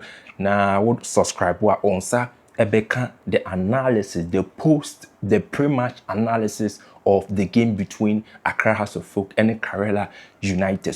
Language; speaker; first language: English; non-native, local second language; Akan